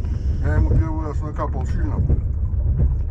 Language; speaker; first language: Russian; native; Russian